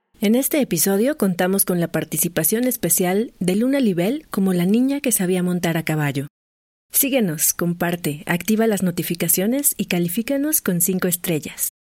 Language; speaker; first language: Spanish; native; Spanish